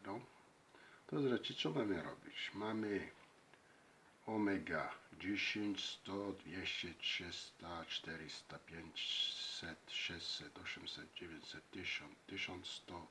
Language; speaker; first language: Polish; non-native, learner; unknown